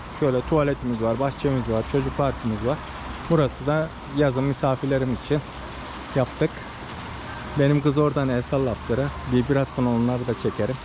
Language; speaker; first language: Turkish; native; Turkish